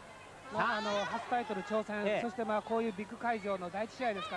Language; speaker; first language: Japanese; native; Japanese